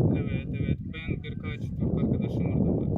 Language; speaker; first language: Turkish; non-native, learner; Armenian